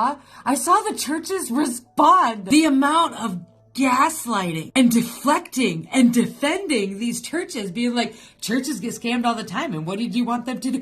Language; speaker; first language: English; native; English